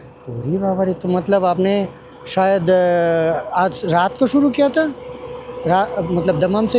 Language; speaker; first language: Hindi; non-native, learner; Bangla